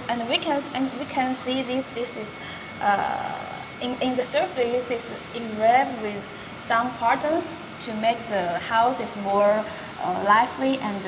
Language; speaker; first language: English; non-native, learner; Chinese